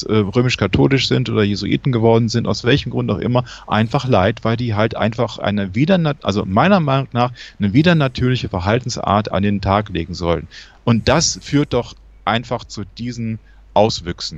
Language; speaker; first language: German; native; German